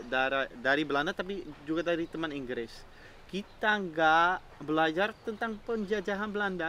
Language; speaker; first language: Indonesian; non-native, fluent; Dutch